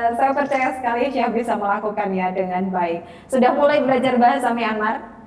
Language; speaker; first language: Indonesian; non-native, local second language; Javanese